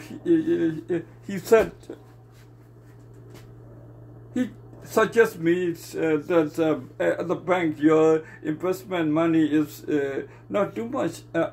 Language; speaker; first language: English; non-native, learner; Burmese